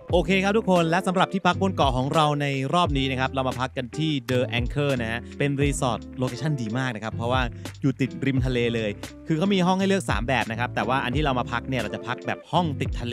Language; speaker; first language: Thai; native; Thai